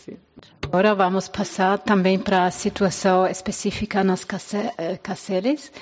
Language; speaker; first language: Portuguese; non-native, fluent; German